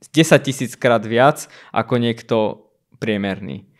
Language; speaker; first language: Slovak; early bilingual, other home language; Armenian